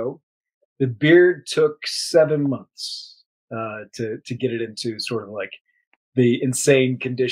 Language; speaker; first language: English; native; English